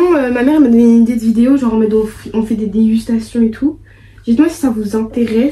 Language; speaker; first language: French; native; French